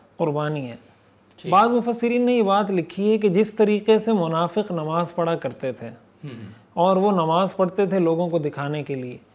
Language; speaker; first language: Urdu; native; Urdu